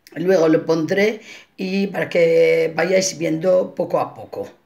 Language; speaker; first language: Spanish; non-native, fluent; Arabic